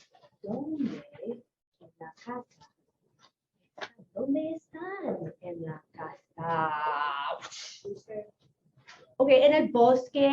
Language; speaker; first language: Spanish; non-native, fluent; English